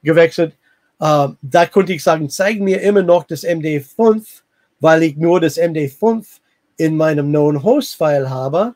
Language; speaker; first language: German; non-native, fluent; English